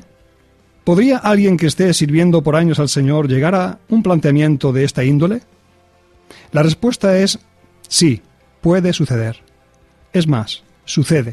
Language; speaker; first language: Spanish; native; Spanish